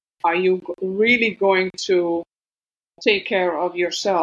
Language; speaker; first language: English; non-native, fluent; Dutch